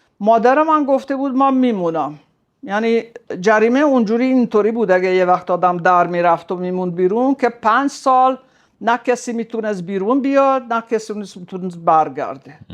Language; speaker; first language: Persian; non-native, fluent; Hungarian